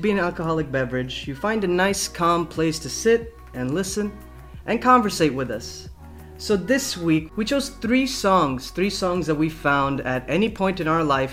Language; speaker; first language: English; non-native, local second language; Urdu